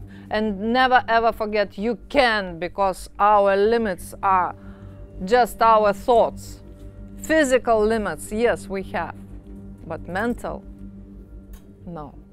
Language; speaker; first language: English; non-native, fluent; Lithuanian